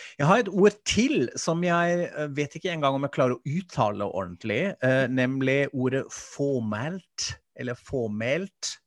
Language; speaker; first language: Norwegian; non-native, fluent; German